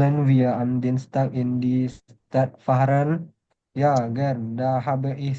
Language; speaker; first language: German; non-native, learner; Indonesian